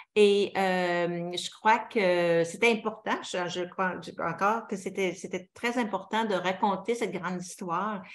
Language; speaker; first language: French; native; French